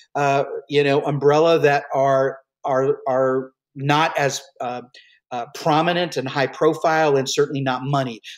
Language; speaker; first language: English; early bilingual, other home language; Hindi